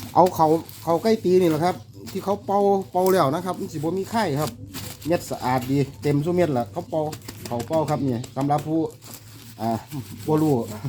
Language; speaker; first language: Thai; native; Thai